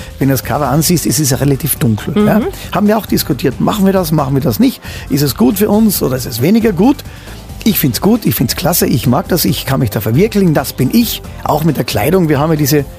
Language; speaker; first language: German; native; German